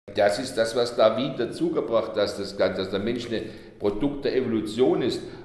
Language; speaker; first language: German; native; German